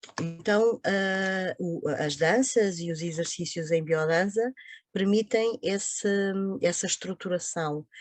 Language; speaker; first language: Portuguese; native; Portuguese